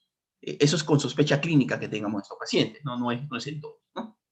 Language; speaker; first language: Spanish; native; Spanish